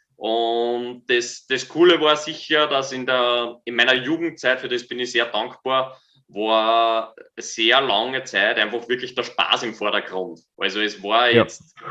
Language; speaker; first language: German; native; German